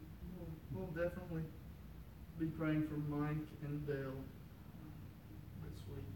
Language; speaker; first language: English; native; English